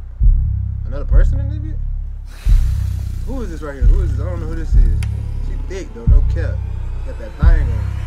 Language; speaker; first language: English; native; English